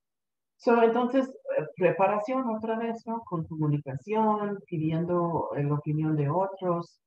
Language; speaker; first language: Spanish; early bilingual, heritage; Spanish